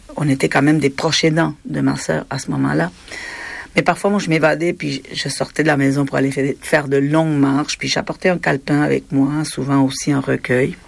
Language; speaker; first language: French; non-native, fluent; Spanish